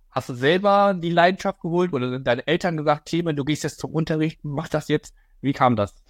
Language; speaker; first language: German; native; German